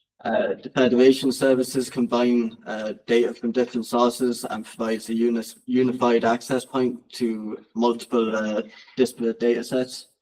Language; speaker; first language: English; native; English